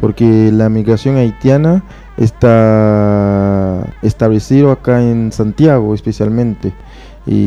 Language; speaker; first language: Spanish; non-native, fluent; Haitian Creole